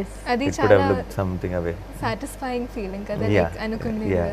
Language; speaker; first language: Telugu; non-native, learner; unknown